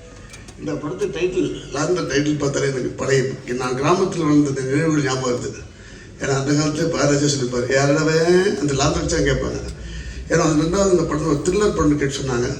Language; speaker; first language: Tamil; native; Tamil